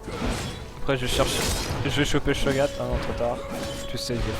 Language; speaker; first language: French; native; French